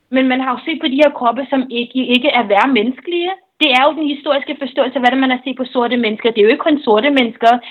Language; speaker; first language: Danish; early bilingual, other home language; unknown